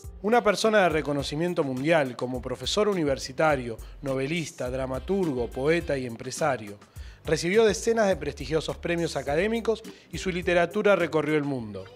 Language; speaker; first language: Spanish; native; Spanish